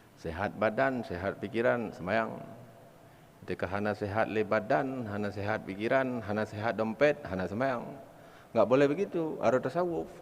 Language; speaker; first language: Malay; non-native, local second language; Achinese